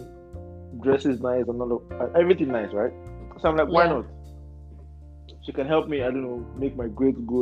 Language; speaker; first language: English; non-native, local second language; Yoruba